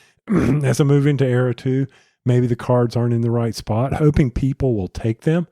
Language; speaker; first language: English; native; English